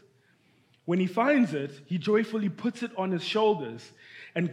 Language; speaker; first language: English; non-native, local second language; Shona